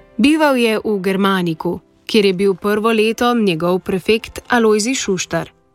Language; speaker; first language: Slovenian; native; Slovenian